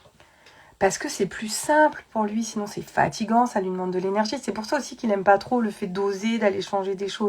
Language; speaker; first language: French; native; French